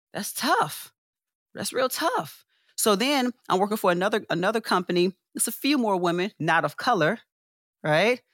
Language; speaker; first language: English; native; English